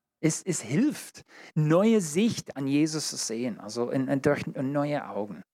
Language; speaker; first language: German; non-native, fluent; English